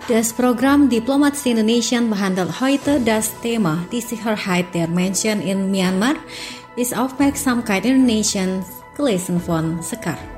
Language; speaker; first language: German; non-native, fluent; Indonesian